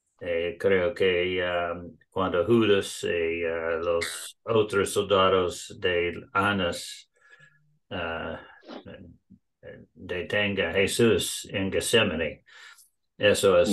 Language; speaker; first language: Spanish; non-native, learner; English